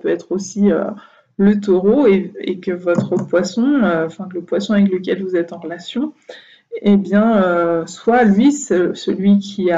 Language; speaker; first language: French; native; French